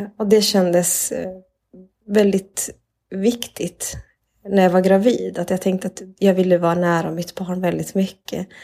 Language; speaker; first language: Swedish; early bilingual, other home language; Spanish